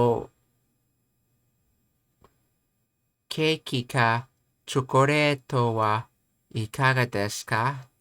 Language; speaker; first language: Japanese; non-native, learner; English